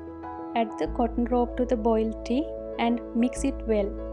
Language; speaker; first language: English; non-native, fluent; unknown